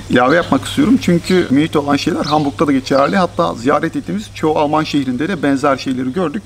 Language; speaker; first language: Turkish; native; Turkish